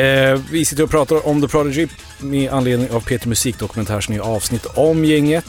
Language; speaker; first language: Swedish; native; Swedish